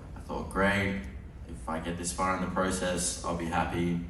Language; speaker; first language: English; native; English